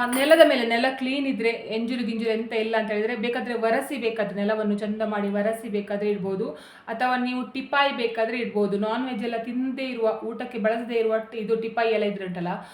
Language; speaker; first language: Kannada; non-native, local second language; Konkani